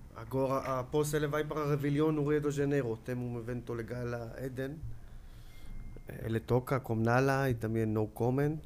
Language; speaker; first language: Portuguese; non-native, learner; Hebrew